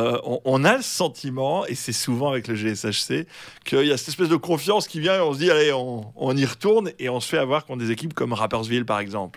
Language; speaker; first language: French; native; French